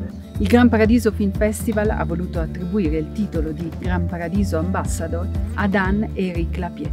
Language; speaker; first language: Italian; native; Italian